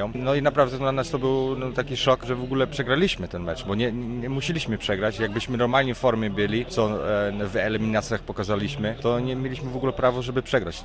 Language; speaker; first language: Polish; early bilingual, heritage; Polish